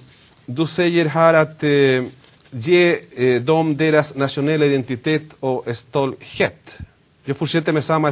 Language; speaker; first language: Swedish; non-native, fluent; Spanish